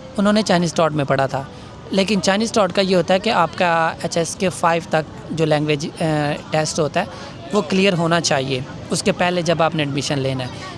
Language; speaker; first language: Urdu; non-native, local second language; Punjabi